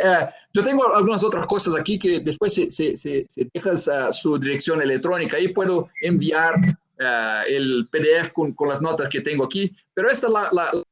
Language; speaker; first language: Spanish; non-native, fluent; Portuguese